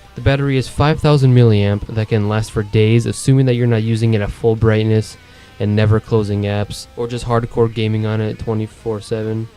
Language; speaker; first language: English; native; English